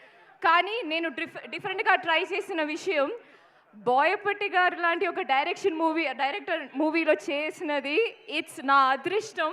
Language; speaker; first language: Telugu; non-native, fluent; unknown